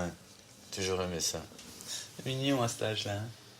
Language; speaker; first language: French; native; French